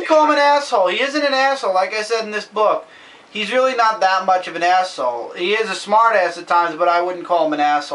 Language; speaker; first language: English; native; English